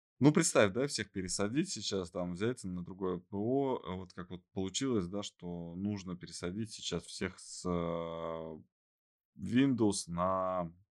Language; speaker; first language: Russian; native; Russian